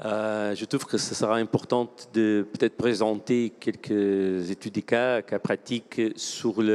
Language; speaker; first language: French; non-native, fluent; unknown